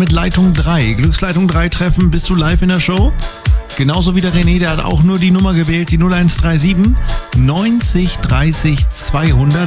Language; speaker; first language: German; native; German